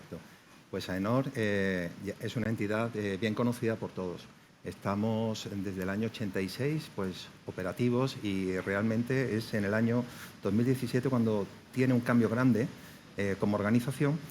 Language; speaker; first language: Spanish; native; Spanish